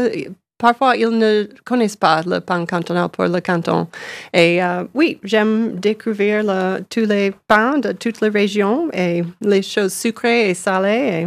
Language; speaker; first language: French; non-native, learner; English